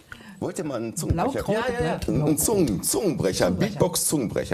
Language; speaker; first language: German; native; German